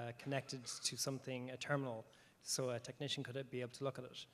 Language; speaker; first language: English; native; English